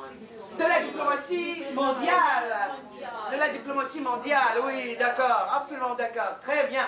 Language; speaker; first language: French; non-native, learner; Russian